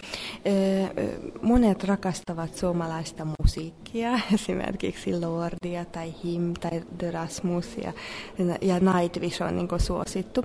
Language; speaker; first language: Finnish; non-native, fluent; Hungarian